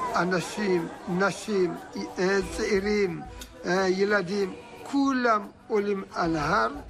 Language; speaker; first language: Hebrew; non-native, fluent; Amharic